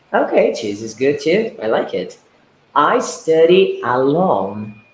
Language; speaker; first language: English; non-native, fluent; Portuguese